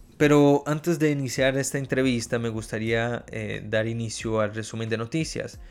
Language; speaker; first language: Spanish; non-native, fluent; Portuguese